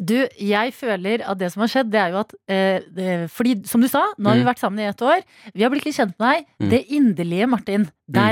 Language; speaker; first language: Norwegian; native; Norwegian